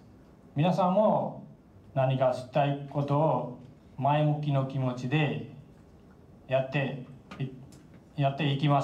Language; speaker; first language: Japanese; non-native, learner; Nepali